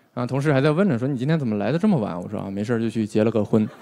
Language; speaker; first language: Chinese; native; Chinese